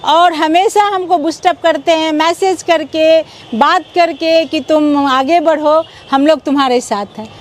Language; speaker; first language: Hindi; native; Hindi